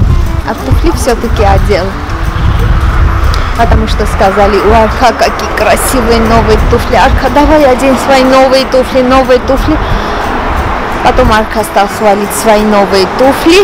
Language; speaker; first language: Russian; non-native, fluent; Armenian